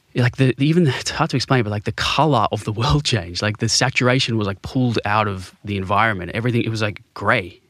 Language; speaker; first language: English; native; English